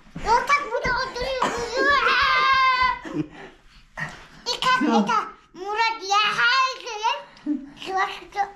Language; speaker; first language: Russian; non-native, local second language; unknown